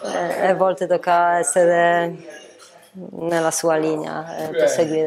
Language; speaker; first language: Italian; non-native, fluent; Polish